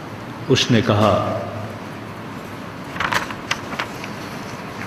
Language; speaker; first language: Hindi; native; Hindi